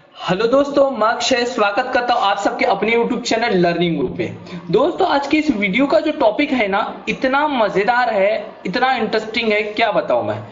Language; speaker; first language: Hindi; non-native, local second language; Marathi